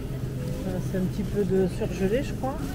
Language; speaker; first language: French; native; French